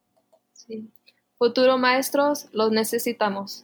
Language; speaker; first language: Spanish; early bilingual, heritage; Spanish